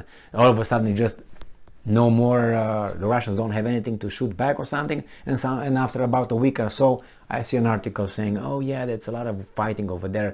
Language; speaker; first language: English; non-native, fluent; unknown